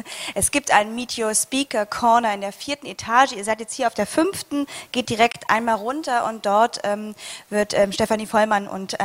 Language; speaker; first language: German; native; German